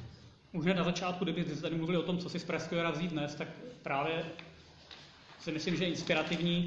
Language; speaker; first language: Czech; native; Czech